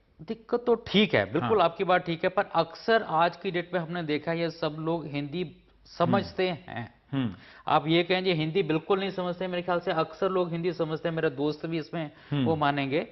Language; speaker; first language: Hindi; native; Hindi